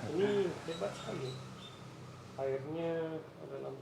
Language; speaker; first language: Indonesian; non-native, fluent; English